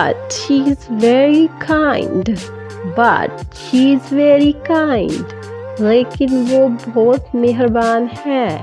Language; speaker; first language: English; non-native, fluent; Urdu